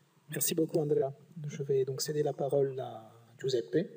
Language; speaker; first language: French; native; French